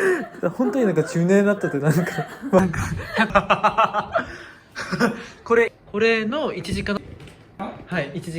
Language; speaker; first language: Japanese; non-native, fluent; Korean